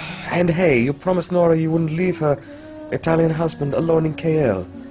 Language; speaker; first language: English; non-native, fluent; Italian